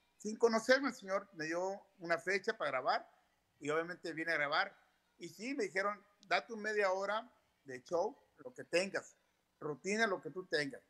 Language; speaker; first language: Spanish; native; Spanish